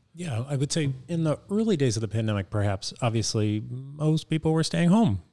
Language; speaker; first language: English; native; English